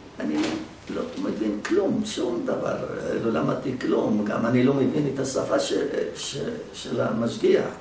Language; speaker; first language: Hebrew; early bilingual, other home language; Arabic